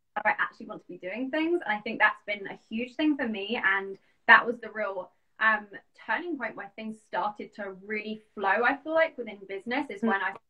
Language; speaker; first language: English; native; English